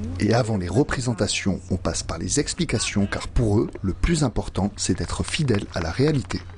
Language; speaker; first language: French; native; French